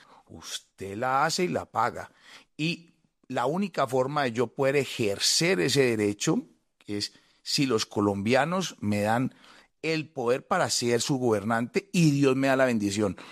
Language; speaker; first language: Spanish; native; Spanish